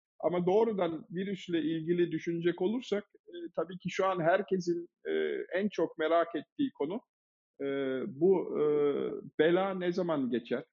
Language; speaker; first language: Turkish; early bilingual, heritage; Turkish